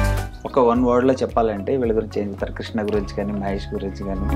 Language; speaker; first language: Telugu; native; Telugu